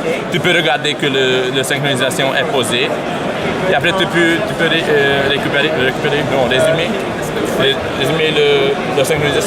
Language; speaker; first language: French; non-native, learner; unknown